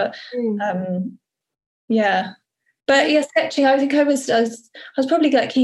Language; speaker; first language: English; native; English